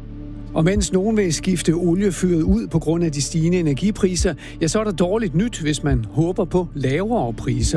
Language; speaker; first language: Danish; native; Danish